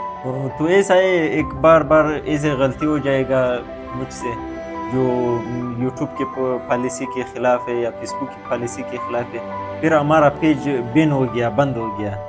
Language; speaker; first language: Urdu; non-native, local second language; Pashto